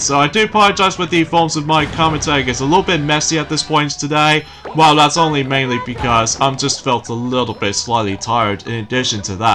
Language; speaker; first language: English; native; English